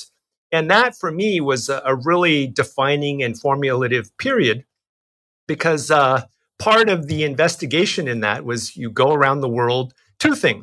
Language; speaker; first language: English; native; English